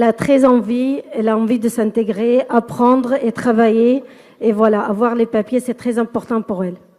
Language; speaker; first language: French; non-native, fluent; Kurdish